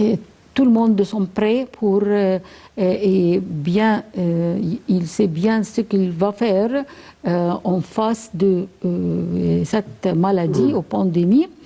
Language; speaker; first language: French; non-native, fluent; Arabic